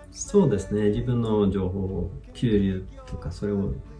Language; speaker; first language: Japanese; non-native, learner; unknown